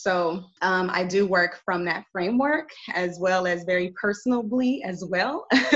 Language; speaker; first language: English; native; English